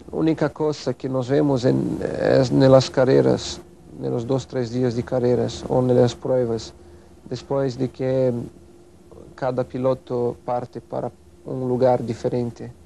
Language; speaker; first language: Spanish; non-native, fluent; Portuguese